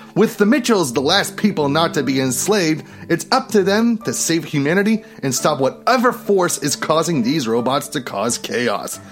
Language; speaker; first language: English; native; English